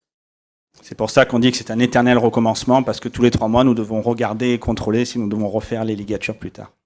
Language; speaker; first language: French; native; French